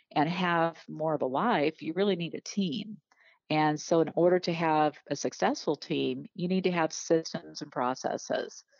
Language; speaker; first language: English; native; English